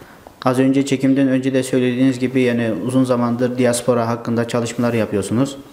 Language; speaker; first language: Turkish; non-native, fluent; Uyghur